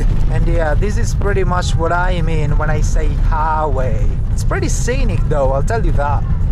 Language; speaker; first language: English; non-native, fluent; Italian